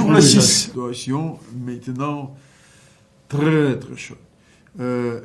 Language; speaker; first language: French; non-native, fluent; Russian